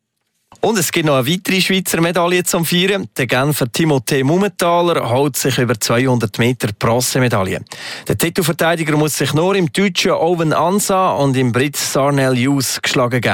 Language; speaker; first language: German; native; German